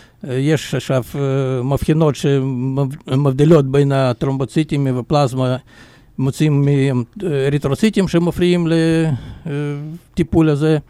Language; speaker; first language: Hebrew; non-native, fluent; Russian